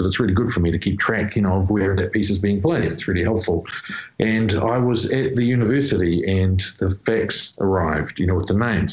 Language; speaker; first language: English; native; English